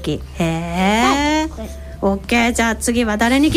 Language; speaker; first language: Japanese; native; Japanese